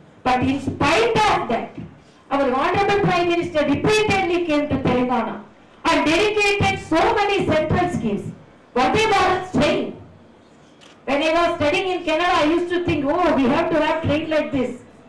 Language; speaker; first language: English; non-native, local second language; Tamil